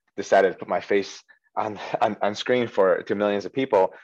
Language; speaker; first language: English; early bilingual, other home language; Chinese